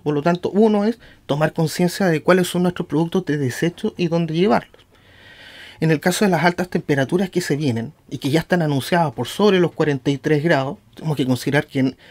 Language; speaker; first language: Spanish; native; Spanish